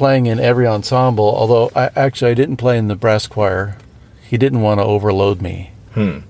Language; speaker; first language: English; native; English